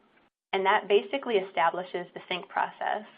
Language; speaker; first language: English; native; English